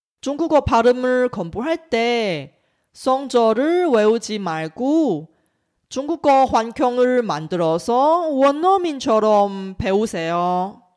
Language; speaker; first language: Korean; non-native, fluent; Chinese